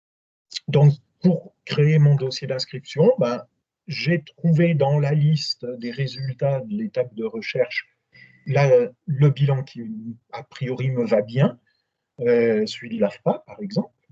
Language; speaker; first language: French; native; French